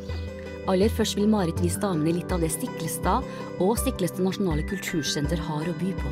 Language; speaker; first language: Norwegian; native; Norwegian